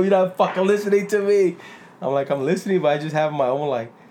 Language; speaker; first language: English; early bilingual, other home language; Spanish